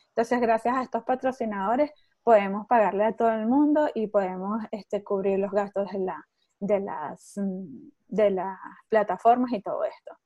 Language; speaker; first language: Spanish; native; Spanish